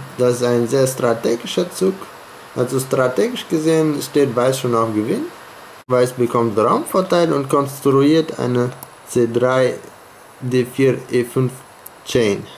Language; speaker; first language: German; non-native, fluent; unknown